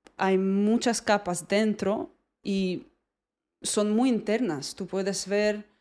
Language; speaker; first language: Spanish; non-native, fluent; Russian